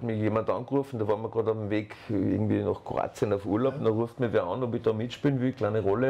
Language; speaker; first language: German; native; German